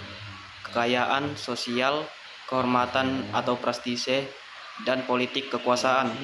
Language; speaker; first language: Indonesian; native; Indonesian